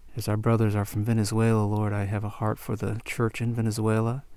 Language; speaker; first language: English; native; English